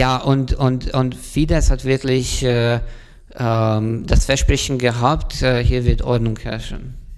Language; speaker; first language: German; non-native, fluent; Hungarian